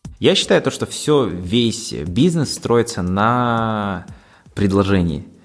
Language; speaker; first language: Russian; native; Russian